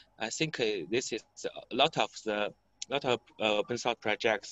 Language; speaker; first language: English; non-native, learner; Chinese